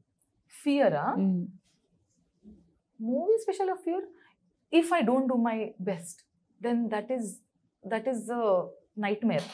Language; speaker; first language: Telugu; non-native, learner; Kannada